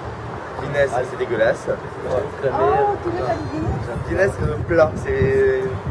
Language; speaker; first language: French; native; French